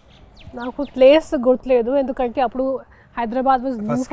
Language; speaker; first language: Telugu; non-native, fluent; Hindi